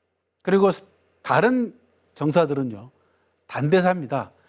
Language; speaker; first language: Korean; native; Korean